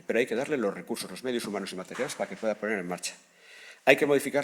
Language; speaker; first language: Spanish; native; Spanish